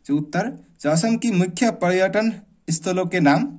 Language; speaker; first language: Hindi; non-native, local second language; Assamese